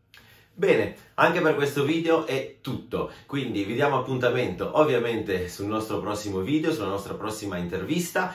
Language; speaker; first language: Italian; native; Italian